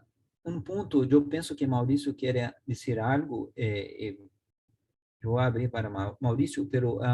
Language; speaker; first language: Spanish; non-native, learner; Portuguese